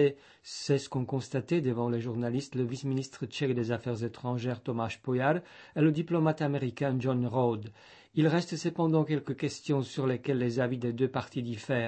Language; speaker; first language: French; native; French